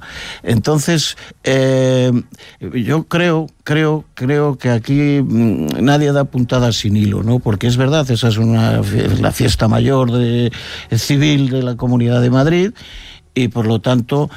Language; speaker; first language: Spanish; native; Spanish